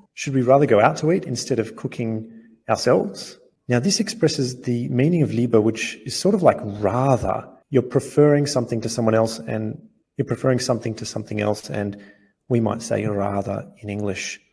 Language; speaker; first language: English; native; English